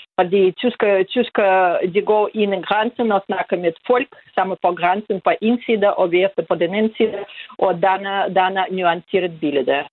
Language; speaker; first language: Danish; non-native, fluent; Russian